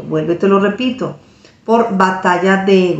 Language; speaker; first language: Spanish; native; Spanish